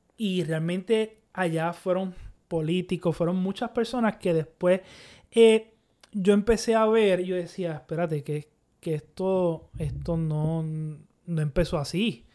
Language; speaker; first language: Spanish; native; Spanish